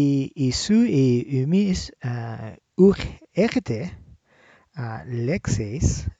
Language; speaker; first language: Greek; non-native, learner; English